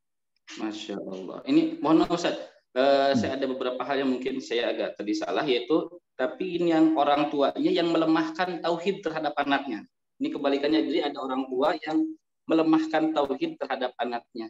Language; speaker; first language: Indonesian; native; Indonesian